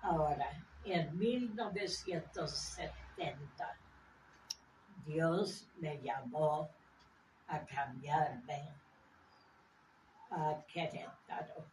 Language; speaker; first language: Spanish; non-native, fluent; English